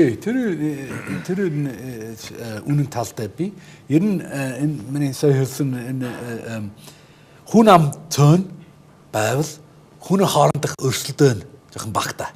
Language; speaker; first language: Mongolian; non-native, fluent; English